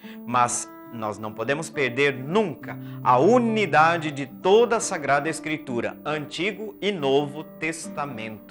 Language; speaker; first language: Portuguese; native; Portuguese